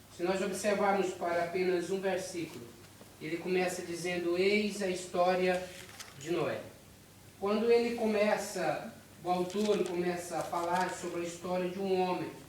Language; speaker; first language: Portuguese; native; Portuguese